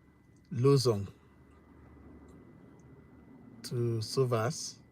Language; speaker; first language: German; non-native, learner; English